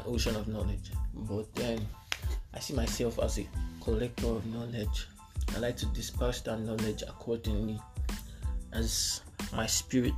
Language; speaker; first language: English; non-native, local second language; Yoruba